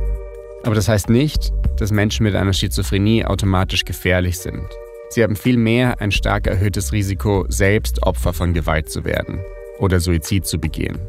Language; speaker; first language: German; native; German